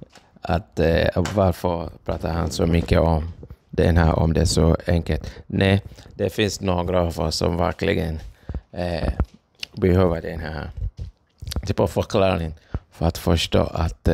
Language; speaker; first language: Swedish; non-native, fluent; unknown